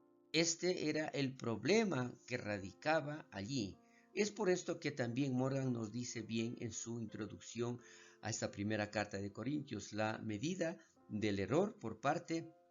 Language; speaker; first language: Spanish; native; Spanish